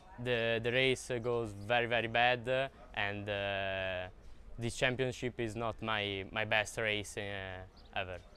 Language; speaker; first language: English; non-native, learner; Italian